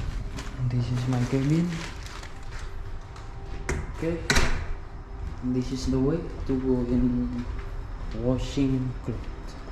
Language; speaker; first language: English; non-native, learner; Indonesian